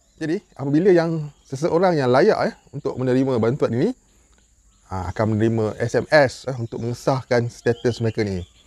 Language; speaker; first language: Malay; native; Malay